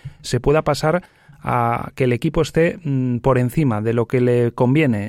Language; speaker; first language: Spanish; native; Spanish